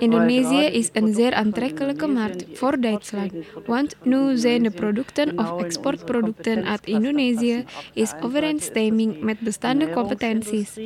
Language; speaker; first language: Dutch; non-native, learner; Indonesian